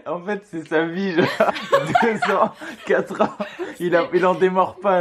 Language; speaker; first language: French; native; French